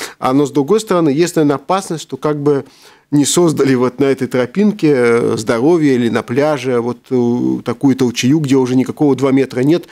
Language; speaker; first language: Russian; native; Russian